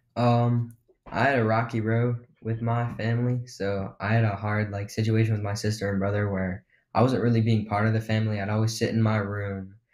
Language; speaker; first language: English; native; English